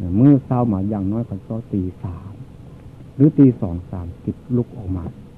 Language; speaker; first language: Thai; native; Thai